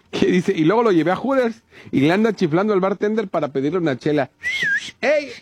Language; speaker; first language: Spanish; native; Spanish